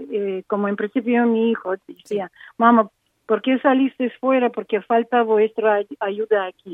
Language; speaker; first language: Spanish; non-native, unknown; Ukrainian